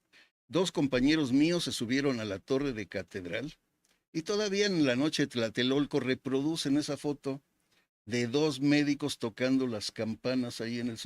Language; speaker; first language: Spanish; native; Spanish